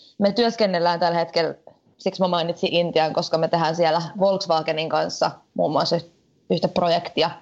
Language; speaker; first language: Finnish; native; Finnish